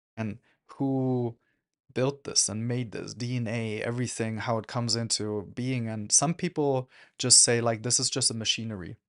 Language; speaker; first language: English; non-native, fluent; German